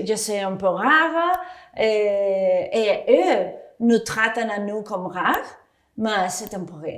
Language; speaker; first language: French; non-native, fluent; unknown